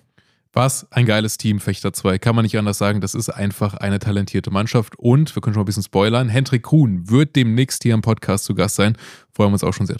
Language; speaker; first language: German; native; German